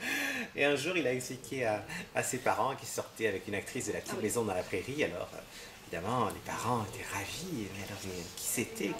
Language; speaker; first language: French; native; French